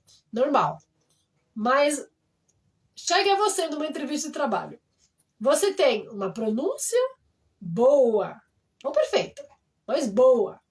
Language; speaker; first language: Portuguese; non-native, fluent; French